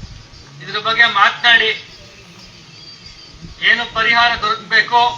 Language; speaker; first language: Kannada; native; Kannada